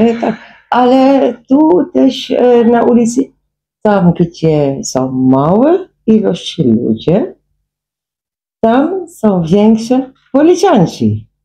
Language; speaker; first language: Polish; non-native, learner; Dutch